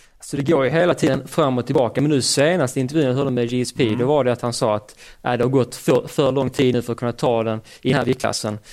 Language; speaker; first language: Swedish; native; Swedish